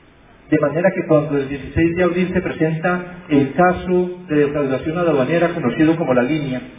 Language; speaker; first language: Spanish; native; Spanish